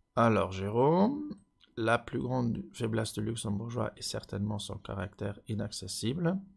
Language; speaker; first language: French; non-native, local second language; Luxembourgish